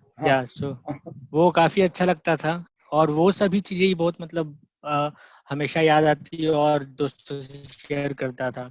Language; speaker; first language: Hindi; native; Hindi